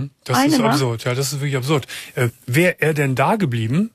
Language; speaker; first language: German; native; German